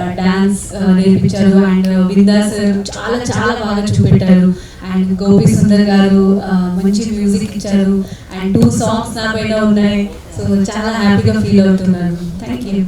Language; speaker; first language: Telugu; non-native, learner; Marathi